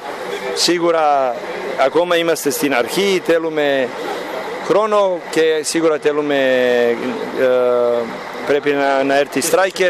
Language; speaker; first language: Greek; non-native, fluent; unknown